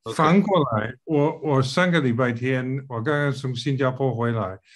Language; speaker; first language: Chinese; non-native, fluent; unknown